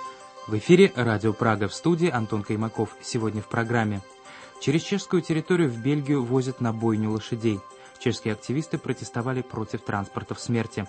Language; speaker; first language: Russian; native; Russian